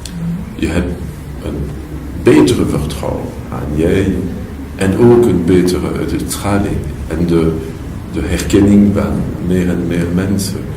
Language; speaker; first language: Dutch; non-native, local second language; French